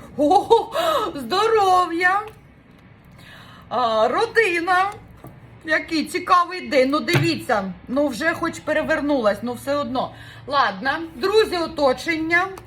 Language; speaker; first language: Ukrainian; non-native, local second language; Russian